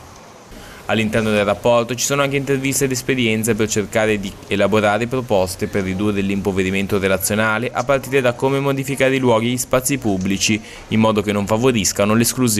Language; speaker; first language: Italian; native; Italian